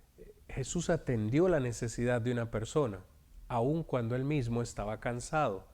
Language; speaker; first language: Spanish; native; Spanish